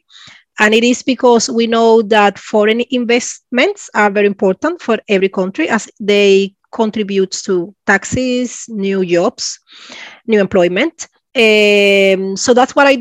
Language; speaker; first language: English; non-native, fluent; Spanish